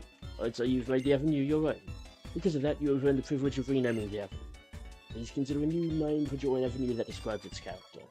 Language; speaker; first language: English; native; English